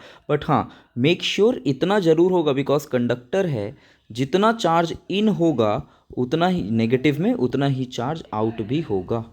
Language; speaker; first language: Hindi; native; Hindi